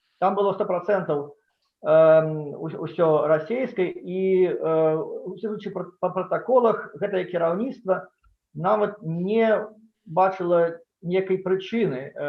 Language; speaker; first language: Belarusian; non-native, local second language; Russian